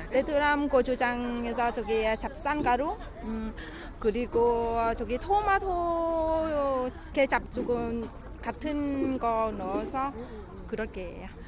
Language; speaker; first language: Korean; non-native, learner; Vietnamese